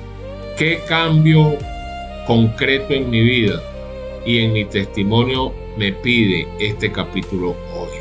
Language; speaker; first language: Spanish; native; Spanish